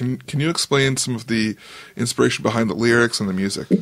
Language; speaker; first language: English; native; English